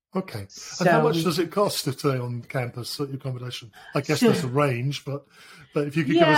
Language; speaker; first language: English; native; English